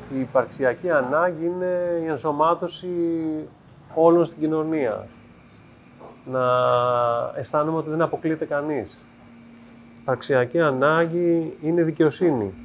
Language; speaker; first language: Greek; native; Greek